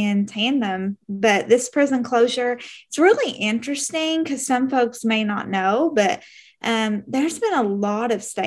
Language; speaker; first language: English; native; English